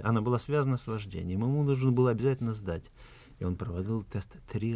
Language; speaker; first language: Russian; native; Russian